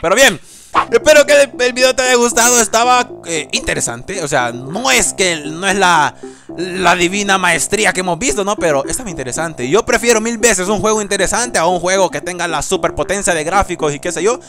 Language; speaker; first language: Spanish; native; Spanish